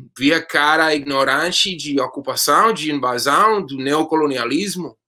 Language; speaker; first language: Portuguese; non-native, fluent; English